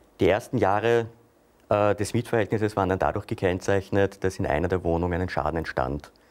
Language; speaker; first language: German; native; German